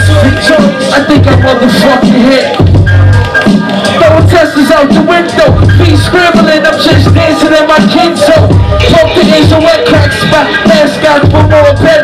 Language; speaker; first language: English; native; English